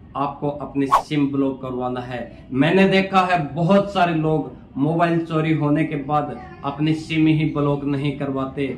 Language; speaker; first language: Hindi; native; Hindi